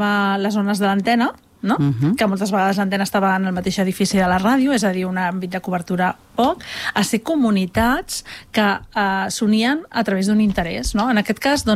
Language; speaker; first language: Catalan; native; Catalan